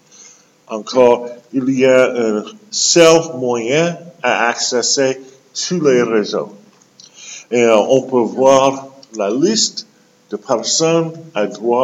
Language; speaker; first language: French; non-native, local second language; English